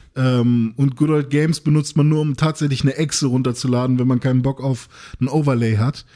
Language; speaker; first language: German; native; German